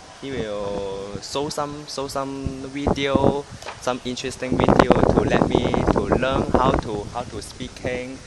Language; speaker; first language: English; non-native, learner; Chinese